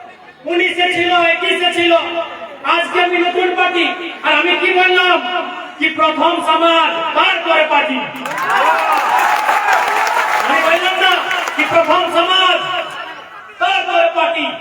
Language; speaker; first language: Bangla; non-native, local second language; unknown